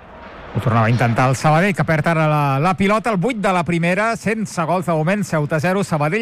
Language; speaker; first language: Catalan; native; Catalan